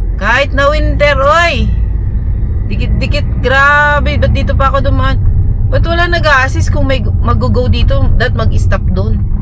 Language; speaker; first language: Filipino; native; Filipino